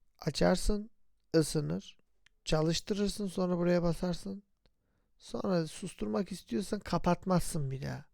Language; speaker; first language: Turkish; native; Turkish